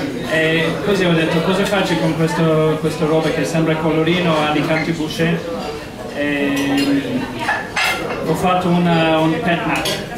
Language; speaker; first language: Italian; non-native, fluent; English